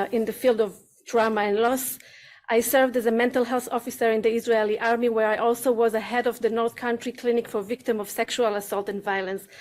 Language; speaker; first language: English; non-native, learner; Hebrew